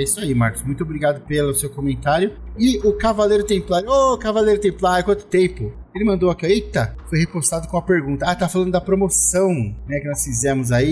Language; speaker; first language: Portuguese; native; Portuguese